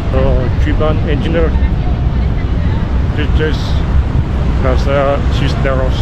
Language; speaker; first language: English; non-native, learner; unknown